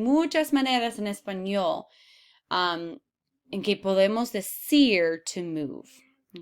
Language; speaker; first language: Spanish; non-native, fluent; English